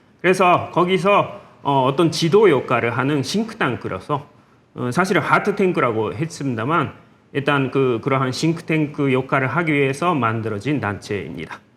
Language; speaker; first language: Korean; non-native, fluent; Japanese